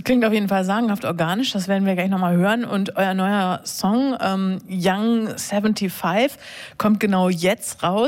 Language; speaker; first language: German; native; German